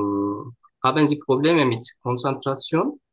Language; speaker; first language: German; non-native, learner; Turkish